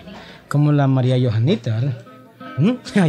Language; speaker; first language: Spanish; native; Spanish